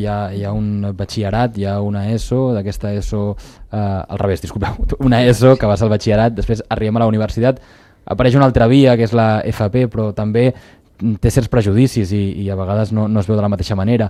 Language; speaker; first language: Catalan; native; Catalan